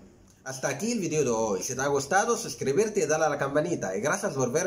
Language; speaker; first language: Spanish; non-native, fluent; Arabic